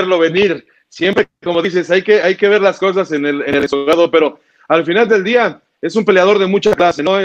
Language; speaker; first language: Spanish; native; Spanish